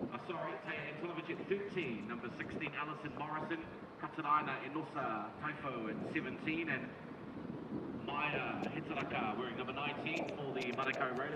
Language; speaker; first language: English; native; English